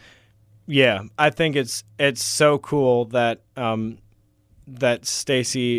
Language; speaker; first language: English; native; English